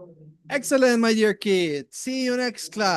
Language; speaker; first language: English; non-native, fluent; Spanish